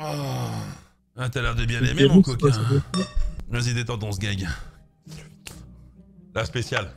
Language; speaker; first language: French; native; French